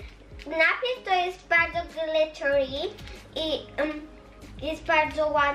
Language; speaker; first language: Polish; early bilingual, heritage; Polish